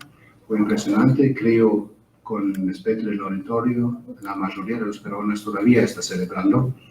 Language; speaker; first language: Spanish; non-native, fluent; German